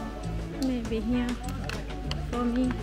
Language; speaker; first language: English; non-native, learner; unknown